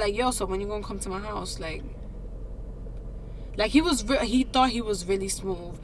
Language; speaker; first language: English; early bilingual, other home language; Spanish